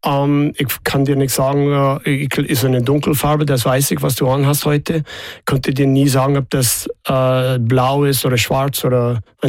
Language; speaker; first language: German; non-native, fluent; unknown